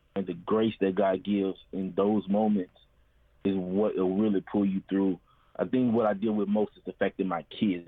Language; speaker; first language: English; native; English